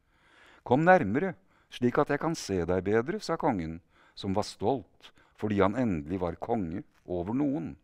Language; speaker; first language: Norwegian; native; Norwegian